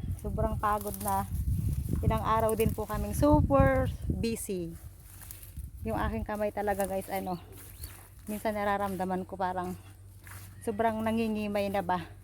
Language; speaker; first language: Filipino; native; Filipino